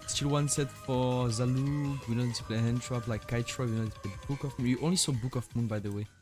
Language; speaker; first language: English; non-native, fluent; French